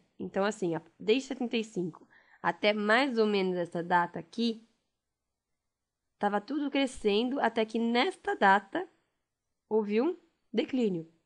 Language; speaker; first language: Portuguese; native; Portuguese